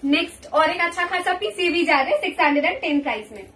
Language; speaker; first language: Hindi; non-native, local second language; Bangla